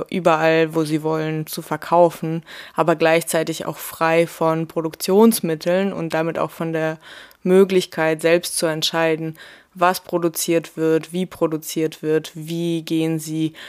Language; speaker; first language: German; early bilingual, other home language; Russian